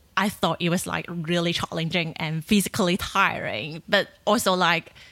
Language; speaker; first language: English; non-native, fluent; Chinese